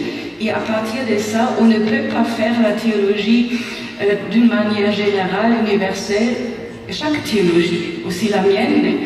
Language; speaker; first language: French; non-native, fluent; German